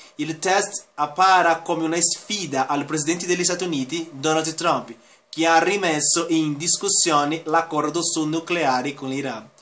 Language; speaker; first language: Italian; non-native, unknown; Spanish